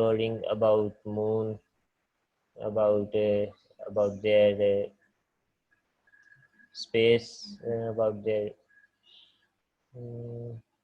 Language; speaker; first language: English; non-native, learner; Punjabi